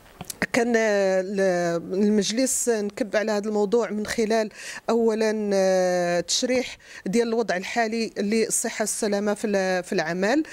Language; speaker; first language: Arabic; native; Arabic